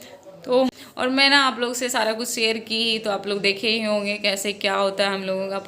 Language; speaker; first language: Hindi; non-native, local second language; Maithili